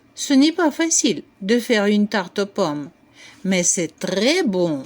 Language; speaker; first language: French; non-native, fluent; Ukrainian